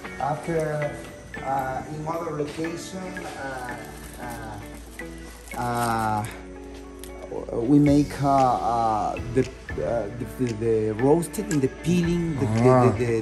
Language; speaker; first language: English; non-native, learner; Spanish